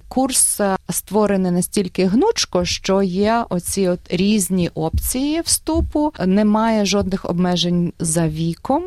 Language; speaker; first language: Ukrainian; native; Ukrainian